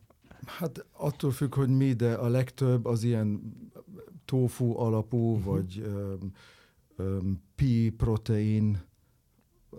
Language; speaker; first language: Hungarian; non-native, fluent; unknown